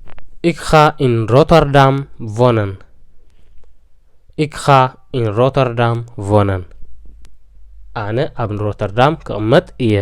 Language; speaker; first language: Dutch; non-native, fluent; Tigrinya